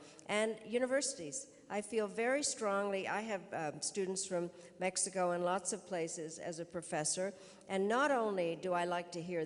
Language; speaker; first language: English; early bilingual, other home language; Czech